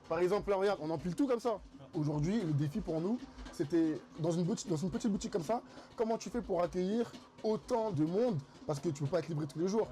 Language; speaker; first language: French; native; French